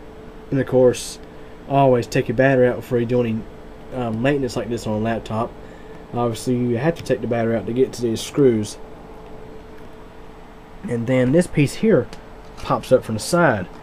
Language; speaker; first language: English; native; English